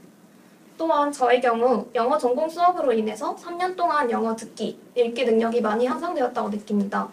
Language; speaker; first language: Korean; native; Korean